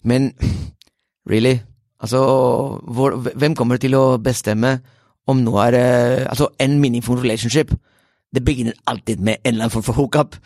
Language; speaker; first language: Swedish; non-native, fluent; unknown